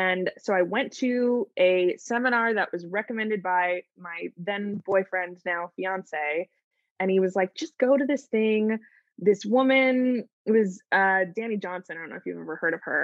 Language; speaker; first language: English; native; English